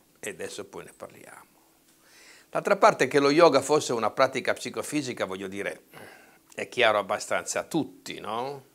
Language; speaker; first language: Italian; native; Italian